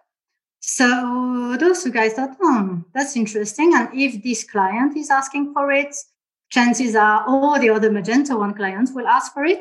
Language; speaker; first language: English; native; English